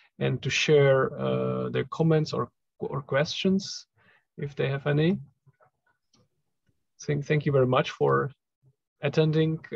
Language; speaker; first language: English; non-native, fluent; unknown